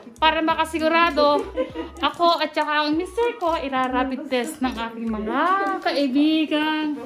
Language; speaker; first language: Filipino; native; Filipino